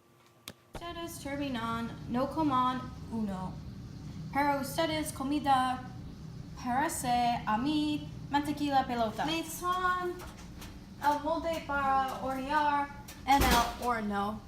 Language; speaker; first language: Spanish; non-native, learner; English